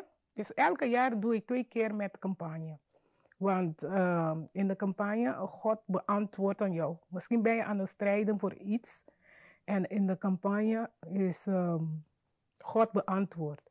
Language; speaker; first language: Dutch; non-native, learner; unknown